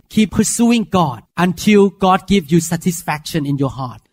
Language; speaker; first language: English; non-native, fluent; Thai